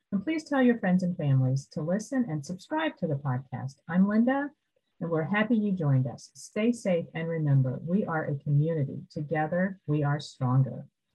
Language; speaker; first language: English; native; English